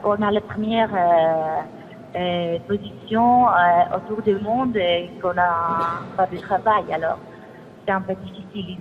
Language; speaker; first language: French; non-native, fluent; Greek